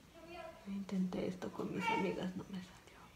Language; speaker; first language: Spanish; early bilingual, heritage; English